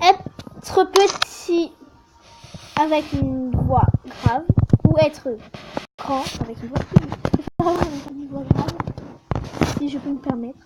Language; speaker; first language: French; native; French